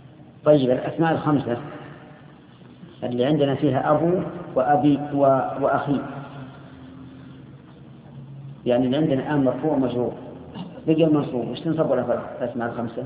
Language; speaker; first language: Arabic; native; Arabic